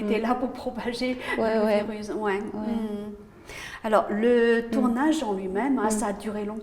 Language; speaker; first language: French; native; French